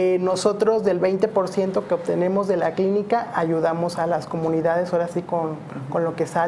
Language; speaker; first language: Spanish; native; Spanish